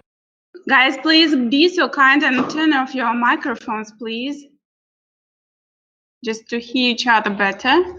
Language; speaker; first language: English; non-native, fluent; Russian